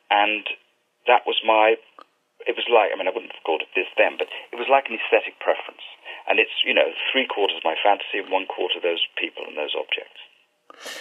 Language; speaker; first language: English; native; English